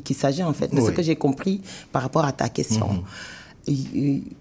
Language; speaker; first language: French; non-native, local second language; Wolof